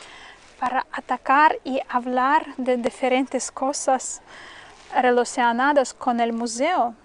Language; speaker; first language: Spanish; non-native, fluent; Russian